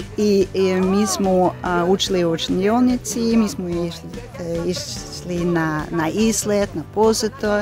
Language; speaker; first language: Serbian; non-native, learner; Norwegian